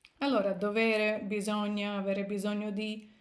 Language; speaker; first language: Italian; non-native, fluent; Ukrainian